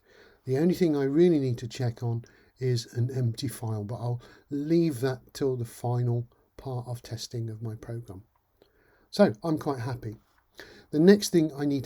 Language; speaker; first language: English; native; English